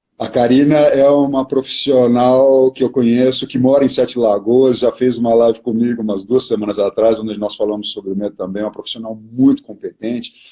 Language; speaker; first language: Portuguese; non-native, fluent; German